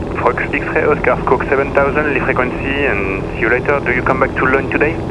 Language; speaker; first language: English; non-native, fluent; French